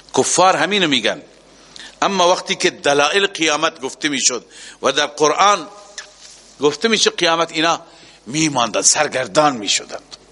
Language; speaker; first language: Persian; native; Persian